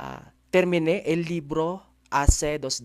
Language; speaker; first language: Spanish; non-native, learner; Filipino